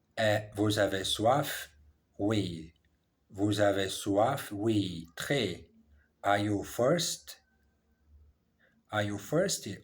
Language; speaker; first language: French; non-native, learner; English